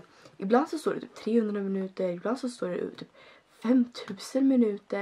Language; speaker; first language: Swedish; early bilingual, other home language; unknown